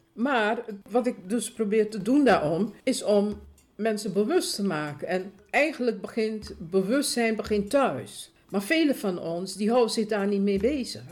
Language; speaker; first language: Dutch; native; Dutch